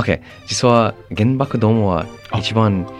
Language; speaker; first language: Japanese; non-native, learner; English